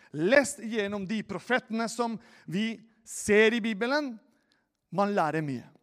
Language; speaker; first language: Norwegian; non-native, fluent; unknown